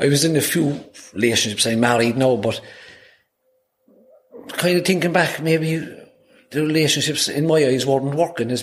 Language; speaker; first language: English; native; English